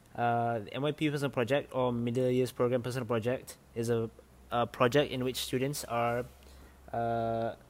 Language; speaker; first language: English; non-native, local second language; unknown